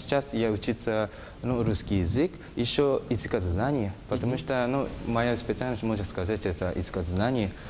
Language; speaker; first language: Russian; non-native, learner; Japanese